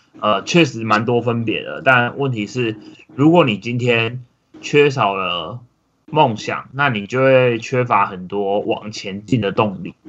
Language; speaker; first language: Chinese; native; Chinese